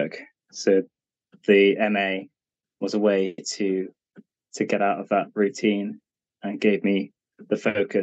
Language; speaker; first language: English; native; English